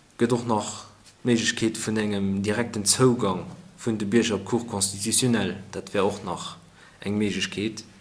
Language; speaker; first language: Luxembourgish; native; Luxembourgish